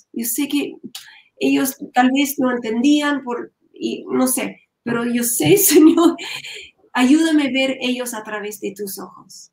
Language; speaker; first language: Spanish; non-native, learner; English